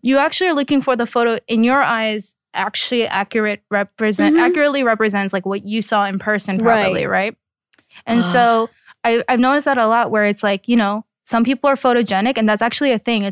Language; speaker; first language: English; native; English